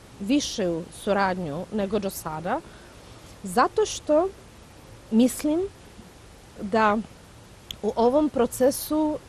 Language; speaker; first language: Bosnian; non-native, fluent; Czech